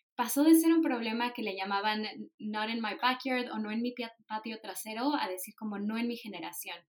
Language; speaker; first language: Spanish; native; Spanish